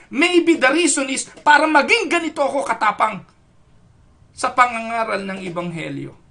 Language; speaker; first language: Filipino; native; Filipino